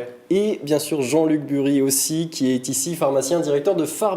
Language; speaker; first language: French; native; French